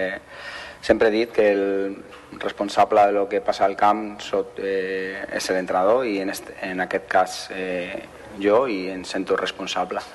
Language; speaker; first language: Catalan; non-native, fluent; Spanish